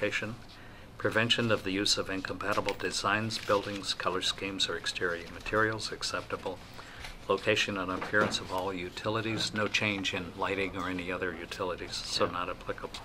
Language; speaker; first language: English; native; English